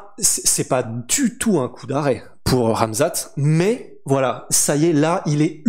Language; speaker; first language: French; native; French